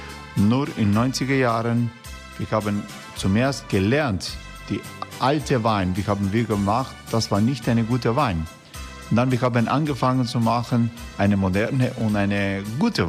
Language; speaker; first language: German; non-native, fluent; Croatian